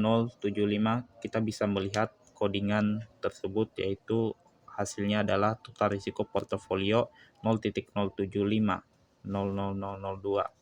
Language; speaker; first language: Indonesian; native; Indonesian